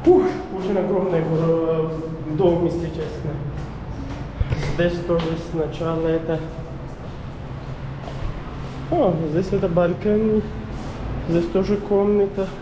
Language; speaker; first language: Russian; non-native, learner; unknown